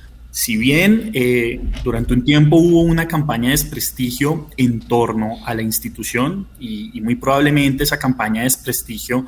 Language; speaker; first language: Spanish; native; Spanish